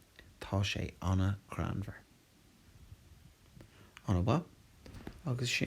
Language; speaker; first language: Irish; non-native, local second language; English